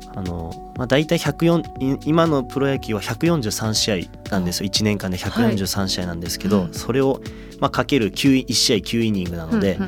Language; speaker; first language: Japanese; native; Japanese